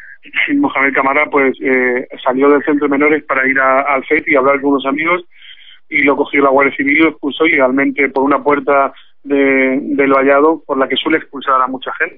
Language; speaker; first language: Spanish; native; Spanish